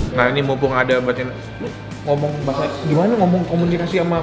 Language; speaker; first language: Indonesian; native; Indonesian